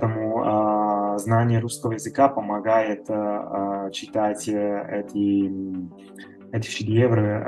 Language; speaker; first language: Russian; non-native, fluent; Italian